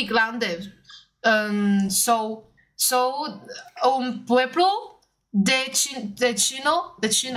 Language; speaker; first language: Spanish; non-native, learner; Chinese